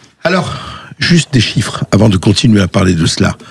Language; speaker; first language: French; native; French